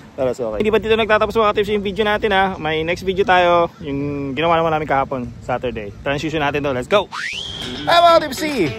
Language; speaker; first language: Filipino; native; Filipino